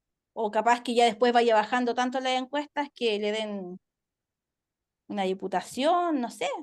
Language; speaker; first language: Spanish; native; Spanish